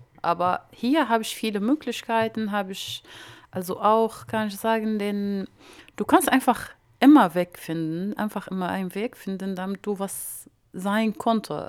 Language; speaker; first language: German; non-native, learner; Arabic